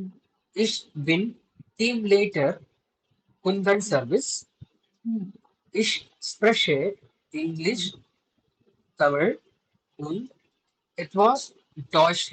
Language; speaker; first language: German; non-native, learner; Tamil